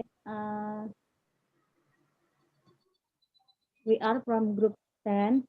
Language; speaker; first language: English; non-native, learner; Indonesian